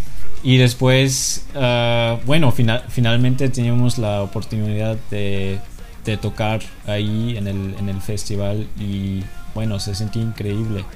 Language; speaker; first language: Spanish; non-native, fluent; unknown